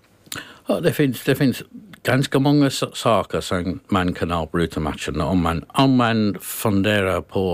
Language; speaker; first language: Swedish; non-native, learner; English